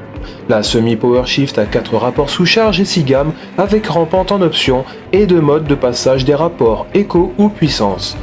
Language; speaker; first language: French; native; French